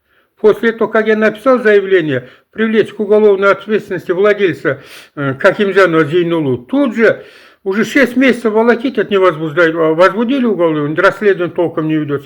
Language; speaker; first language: Russian; non-native, local second language; Kazakh